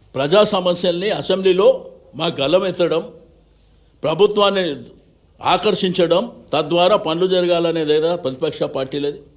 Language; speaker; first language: Telugu; native; Telugu